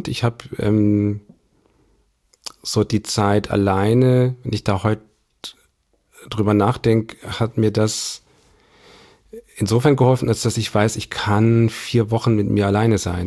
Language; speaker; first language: German; native; German